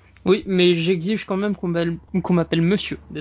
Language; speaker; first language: French; native; French